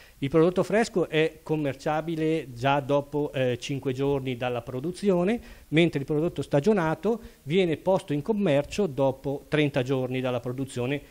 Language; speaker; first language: Italian; native; Italian